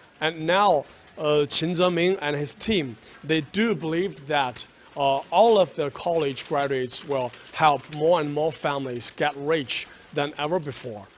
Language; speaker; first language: English; non-native, fluent; Chinese